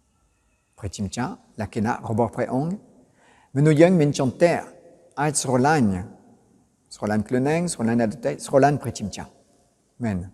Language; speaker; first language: Khmer; non-native, fluent; French